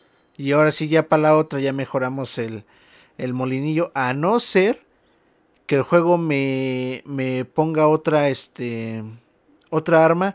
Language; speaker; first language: Spanish; native; Spanish